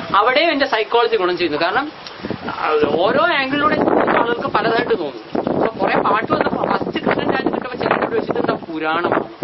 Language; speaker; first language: Malayalam; non-native, local second language; Hindi